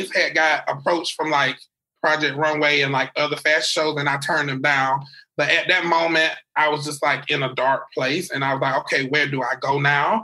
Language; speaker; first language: English; native; English